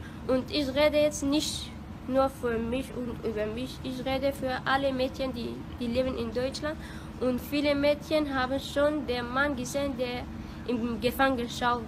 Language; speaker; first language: German; non-native, learner; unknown